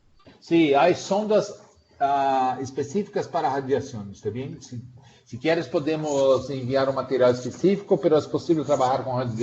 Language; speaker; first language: Spanish; non-native, fluent; Portuguese